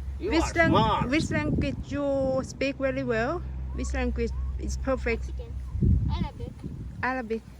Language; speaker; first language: English; non-native, learner; Thai